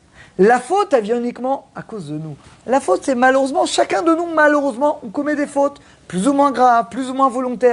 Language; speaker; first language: French; native; French